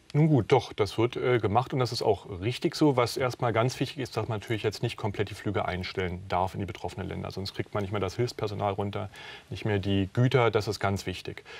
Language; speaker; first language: German; native; German